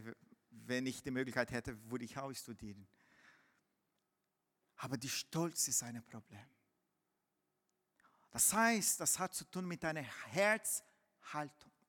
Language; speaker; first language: German; non-native, fluent; Portuguese